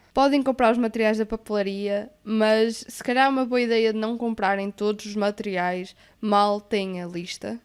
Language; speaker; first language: Portuguese; native; Portuguese